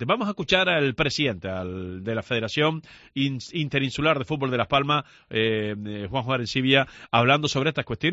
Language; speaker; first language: Spanish; native; Spanish